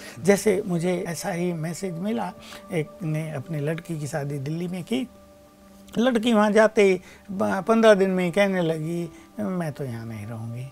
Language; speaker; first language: Hindi; native; Hindi